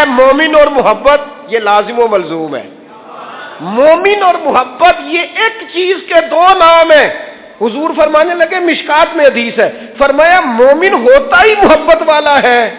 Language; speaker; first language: Urdu; non-native, local second language; Punjabi